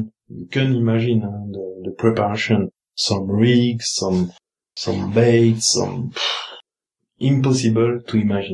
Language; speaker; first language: English; non-native, learner; French